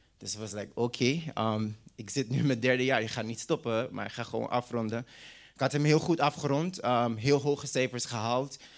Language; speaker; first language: Dutch; non-native, local second language; English